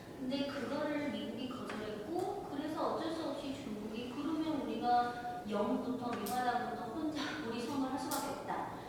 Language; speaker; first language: Korean; non-native, fluent; Chinese